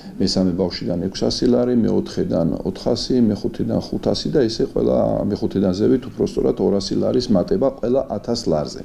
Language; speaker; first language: Georgian; native; Georgian